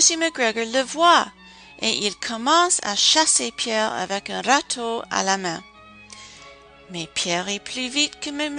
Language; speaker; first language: French; non-native, fluent; English